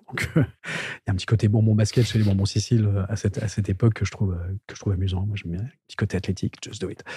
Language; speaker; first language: French; native; French